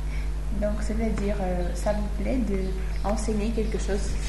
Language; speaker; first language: French; non-native, learner; Russian